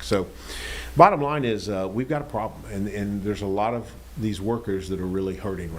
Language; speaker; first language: English; native; English